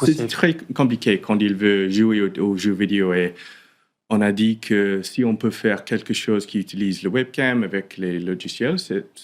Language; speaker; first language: French; non-native, fluent; English